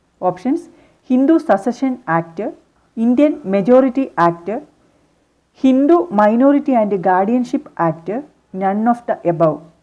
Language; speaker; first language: English; non-native, local second language; Malayalam